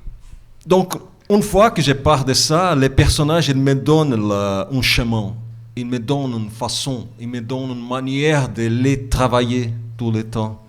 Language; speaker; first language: French; non-native, fluent; Portuguese